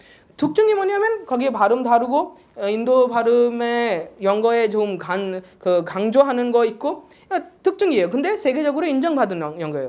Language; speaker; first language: Korean; non-native, fluent; Odia